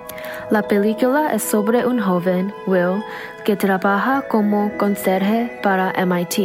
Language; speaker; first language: Spanish; non-native, learner; English